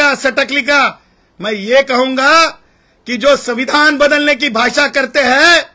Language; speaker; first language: Hindi; non-native, local second language; Marathi